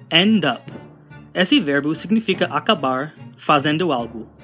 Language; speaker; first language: Portuguese; non-native, fluent; English